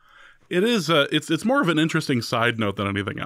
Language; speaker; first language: English; native; English